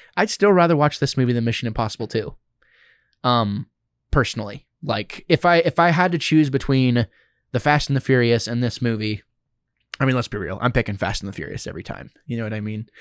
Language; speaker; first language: English; native; English